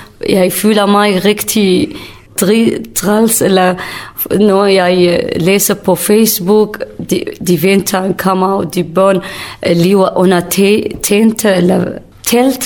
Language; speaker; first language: Danish; non-native, learner; Kurdish